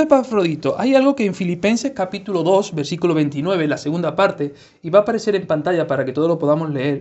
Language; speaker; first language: Spanish; native; Spanish